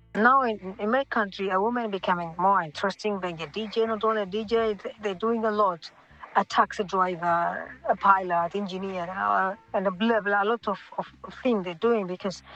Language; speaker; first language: English; non-native, local second language; Swahili